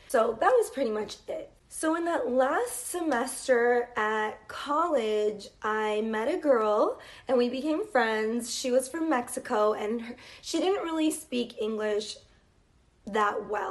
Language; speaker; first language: English; native; English